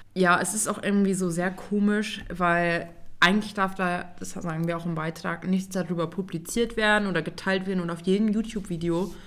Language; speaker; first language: German; native; German